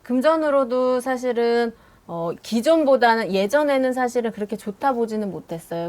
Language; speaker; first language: Korean; native; Korean